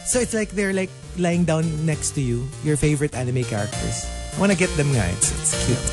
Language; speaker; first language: English; non-native, local second language; Filipino